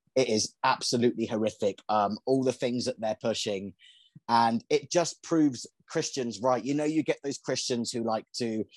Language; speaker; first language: English; native; English